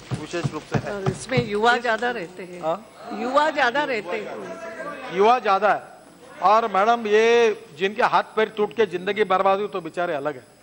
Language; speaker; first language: Hindi; non-native, local second language; Marathi